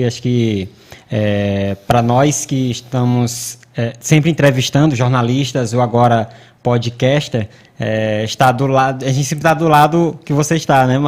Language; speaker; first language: Portuguese; native; Portuguese